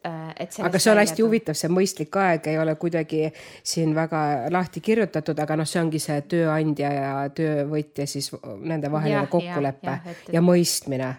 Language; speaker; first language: Estonian; non-native, local second language; Russian